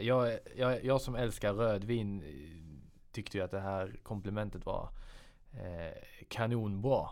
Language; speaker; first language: Swedish; native; Swedish